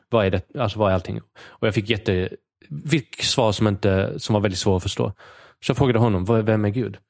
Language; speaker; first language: Swedish; native; Swedish